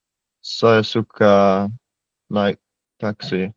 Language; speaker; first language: Indonesian; non-native, learner; English